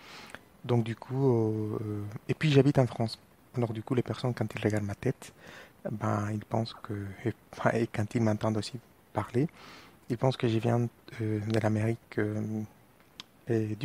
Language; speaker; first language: French; non-native, fluent; Spanish